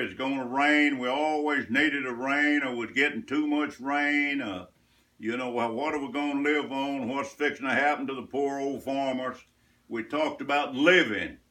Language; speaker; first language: English; native; English